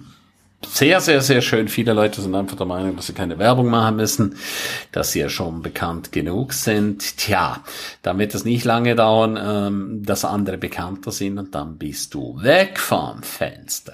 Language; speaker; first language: German; native; German